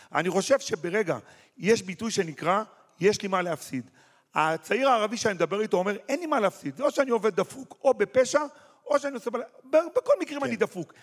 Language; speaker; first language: Hebrew; native; Hebrew